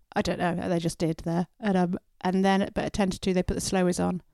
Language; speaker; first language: English; native; English